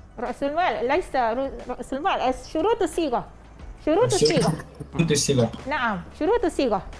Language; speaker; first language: Arabic; non-native, fluent; Malay